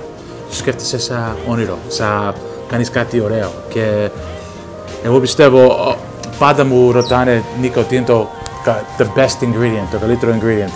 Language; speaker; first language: Greek; early bilingual, heritage; Greek